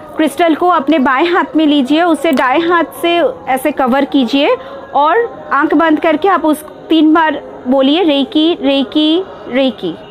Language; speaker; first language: Hindi; non-native, local second language; Bangla